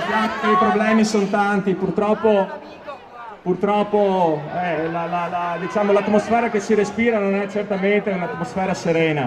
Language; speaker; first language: Italian; native; Italian